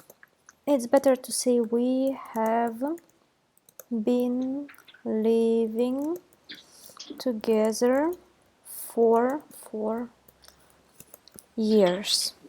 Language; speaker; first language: English; non-native, fluent; Russian